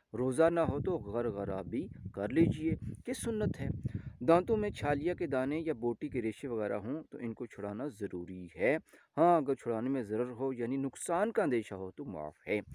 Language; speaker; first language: Urdu; non-native, local second language; Gujari